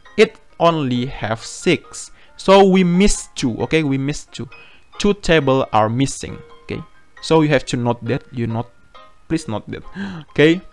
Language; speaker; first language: English; non-native, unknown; Indonesian